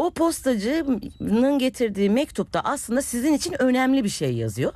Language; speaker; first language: Turkish; native; Turkish